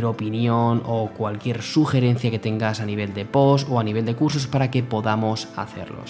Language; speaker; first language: Spanish; native; Spanish